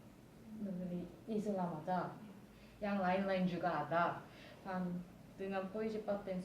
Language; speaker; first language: Indonesian; non-native, fluent; Korean